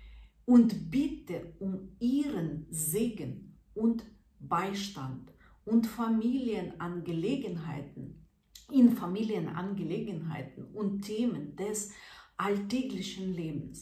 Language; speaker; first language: German; non-native, fluent; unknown